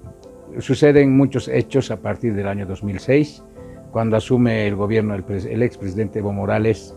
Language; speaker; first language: Spanish; native; Spanish